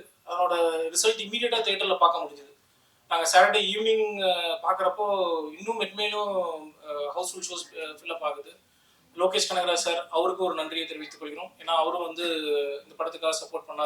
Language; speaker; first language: Tamil; native; Tamil